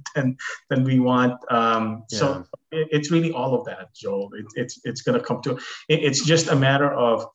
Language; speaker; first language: English; non-native, local second language; Filipino